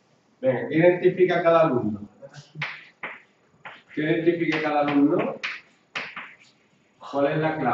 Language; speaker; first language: Spanish; native; Spanish